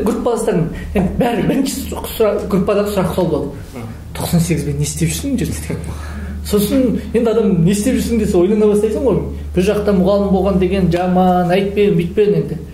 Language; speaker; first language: Kazakh; early bilingual, heritage; Kazakh